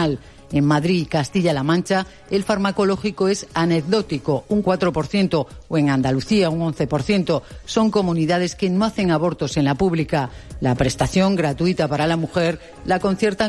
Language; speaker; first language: Spanish; native; Spanish